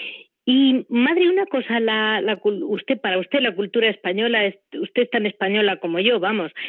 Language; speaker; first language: Spanish; native; Spanish